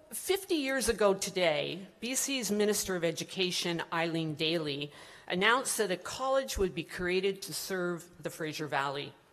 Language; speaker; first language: English; native; English